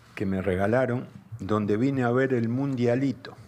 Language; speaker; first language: Spanish; native; Spanish